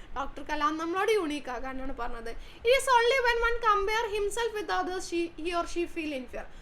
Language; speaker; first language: English; non-native, local second language; Malayalam